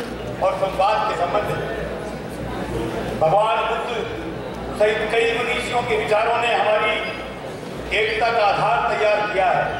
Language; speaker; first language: Hindi; native; Hindi